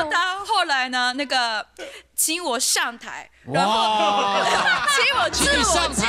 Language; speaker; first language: Chinese; non-native, fluent; Japanese